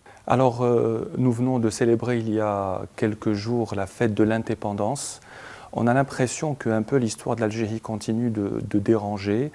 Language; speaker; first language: French; non-native, local second language; Arabic